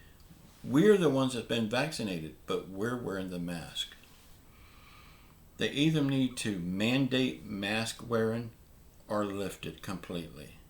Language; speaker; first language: English; native; English